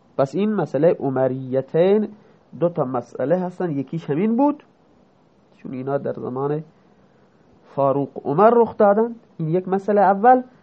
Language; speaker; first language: Persian; non-native, local second language; Baluchi